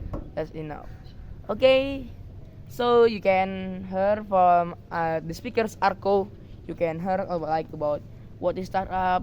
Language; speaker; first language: English; non-native, learner; Indonesian